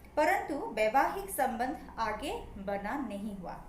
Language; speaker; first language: Hindi; non-native, local second language; Assamese